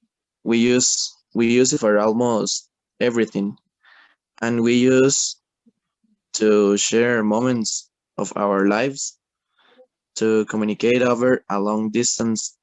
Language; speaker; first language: English; non-native, learner; Spanish